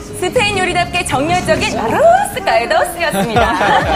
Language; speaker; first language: Korean; native; Korean